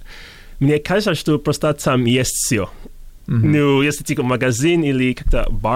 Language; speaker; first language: Russian; non-native, learner; English